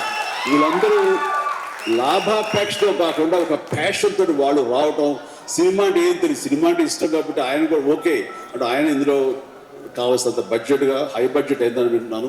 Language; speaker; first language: Telugu; native; Telugu